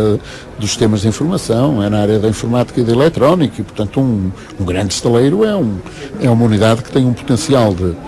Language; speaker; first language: Portuguese; native; Portuguese